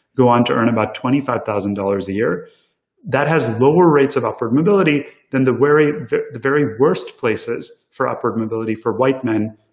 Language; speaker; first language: English; early bilingual, other home language; Tamil